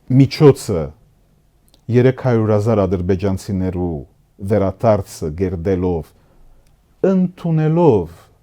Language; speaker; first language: Armenian; early bilingual, heritage; Armenian